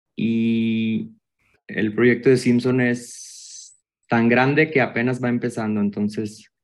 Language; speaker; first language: Spanish; native; Spanish